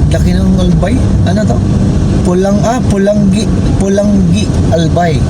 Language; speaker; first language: Filipino; non-native, local second language; Cebuano